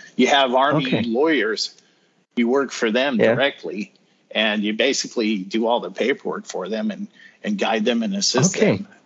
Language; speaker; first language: English; native; English